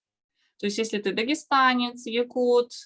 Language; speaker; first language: Russian; native; Russian